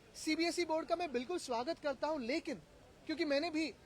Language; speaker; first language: Hindi; non-native, local second language; Marathi